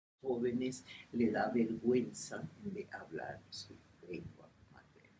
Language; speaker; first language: Spanish; non-native, local second language; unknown